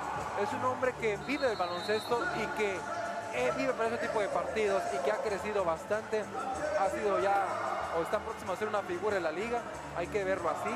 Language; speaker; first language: Spanish; native; Spanish